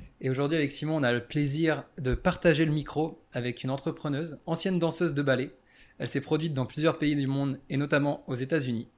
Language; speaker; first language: French; native; French